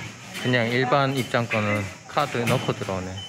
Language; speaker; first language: Korean; native; Korean